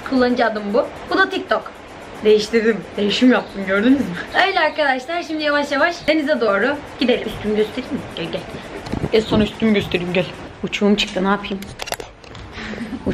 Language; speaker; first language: Turkish; native; Turkish